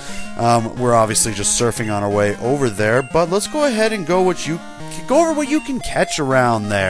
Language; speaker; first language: English; native; English